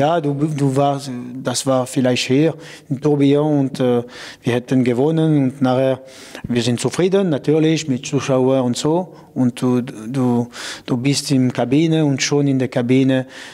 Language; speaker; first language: German; non-native, local second language; French